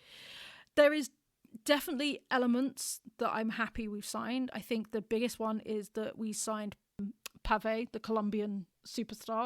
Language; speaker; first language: English; native; English